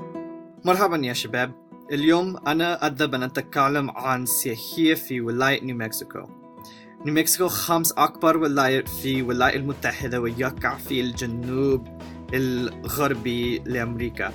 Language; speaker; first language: Arabic; non-native, learner; English